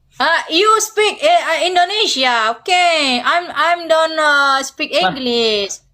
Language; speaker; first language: English; non-native, learner; Indonesian